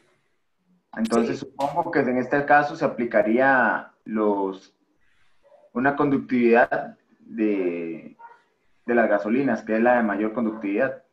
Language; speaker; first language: Spanish; native; Spanish